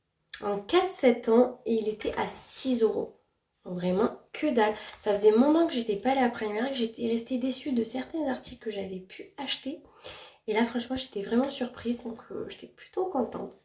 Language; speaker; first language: French; native; French